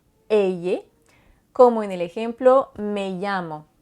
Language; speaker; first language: Spanish; non-native, fluent; French